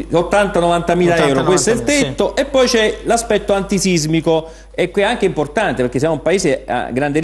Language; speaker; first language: Italian; native; Italian